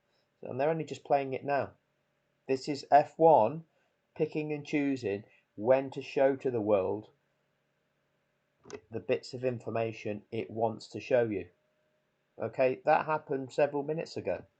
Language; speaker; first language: English; native; English